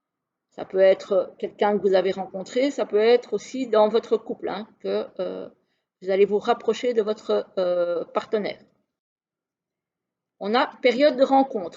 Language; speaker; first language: French; native; French